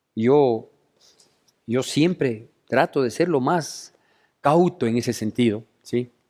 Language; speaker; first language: Spanish; native; Spanish